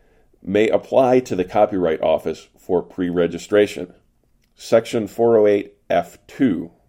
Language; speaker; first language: English; native; English